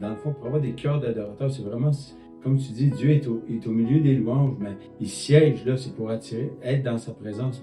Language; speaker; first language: French; native; French